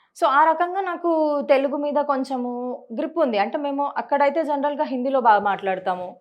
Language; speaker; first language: Telugu; early bilingual, heritage; Telugu